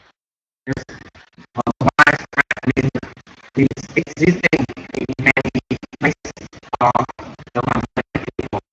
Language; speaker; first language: English; non-native, learner; Vietnamese